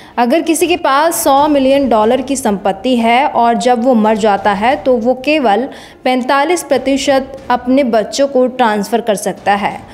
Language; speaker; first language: Hindi; native; Hindi